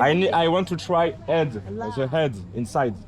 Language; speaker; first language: English; non-native, learner; French